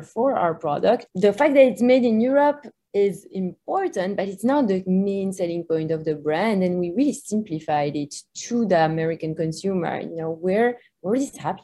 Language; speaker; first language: English; non-native, fluent; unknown